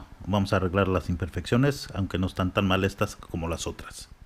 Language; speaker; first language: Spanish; early bilingual, heritage; Spanish